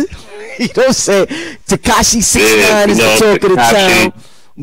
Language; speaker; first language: English; native; English